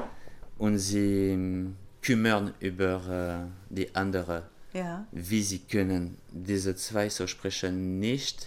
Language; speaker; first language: German; non-native, learner; French